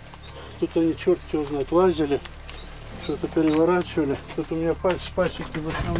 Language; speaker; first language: Russian; native; Russian